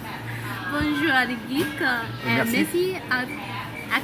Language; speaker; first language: French; non-native, learner; Thai